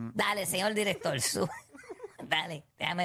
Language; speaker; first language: Spanish; native; Spanish